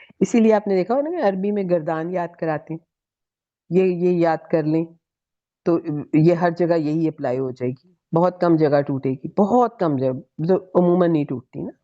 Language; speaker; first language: Urdu; native; Urdu